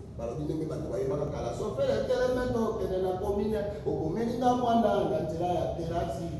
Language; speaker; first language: Lingala; native; Lingala